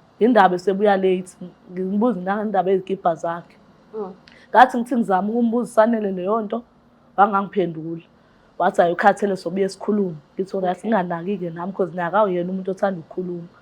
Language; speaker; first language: Zulu; native; Zulu